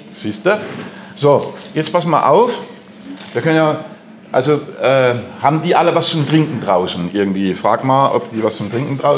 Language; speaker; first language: German; native; German